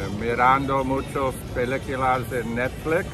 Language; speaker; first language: Spanish; non-native, learner; English